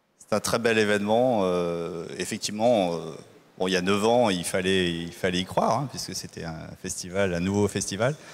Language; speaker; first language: French; native; French